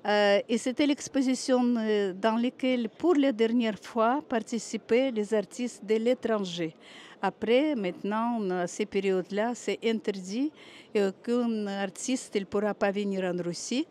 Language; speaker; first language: French; non-native, fluent; Russian